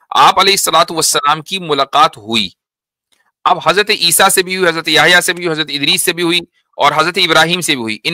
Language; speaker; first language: Hindi; native; Hindi